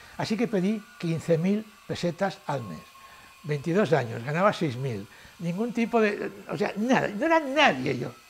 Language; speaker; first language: Spanish; native; Spanish